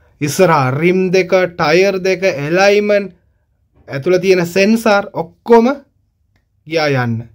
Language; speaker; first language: Sinhala; non-native, local second language; Tamil